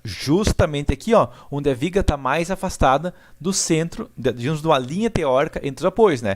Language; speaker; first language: Portuguese; native; Portuguese